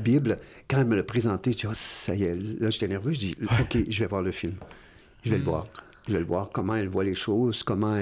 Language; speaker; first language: French; native; French